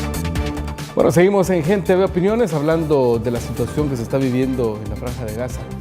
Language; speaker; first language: Spanish; native; Spanish